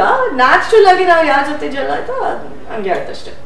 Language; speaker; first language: Kannada; non-native, fluent; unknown